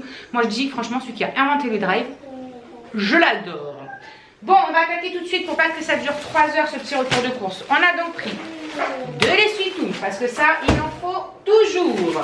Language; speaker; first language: French; native; French